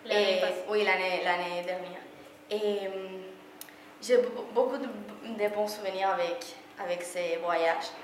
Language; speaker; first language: French; non-native, learner; Spanish